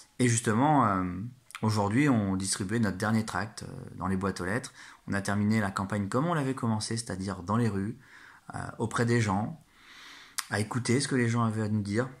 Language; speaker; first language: French; native; French